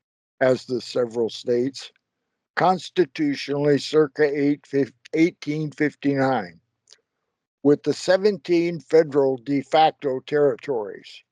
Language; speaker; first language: English; native; English